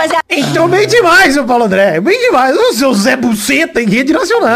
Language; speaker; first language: Portuguese; native; Portuguese